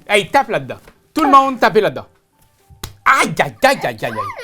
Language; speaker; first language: French; native; French